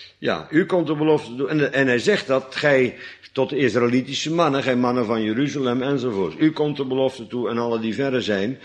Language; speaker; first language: Dutch; native; Dutch